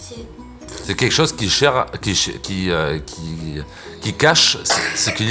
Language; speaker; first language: French; native; French